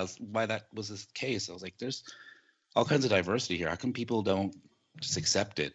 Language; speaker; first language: English; early bilingual, other home language; Japanese